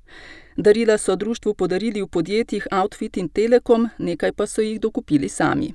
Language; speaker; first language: Slovenian; native; Slovenian